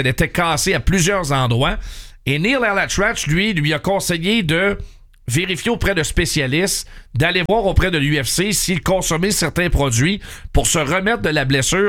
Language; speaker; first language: French; native; French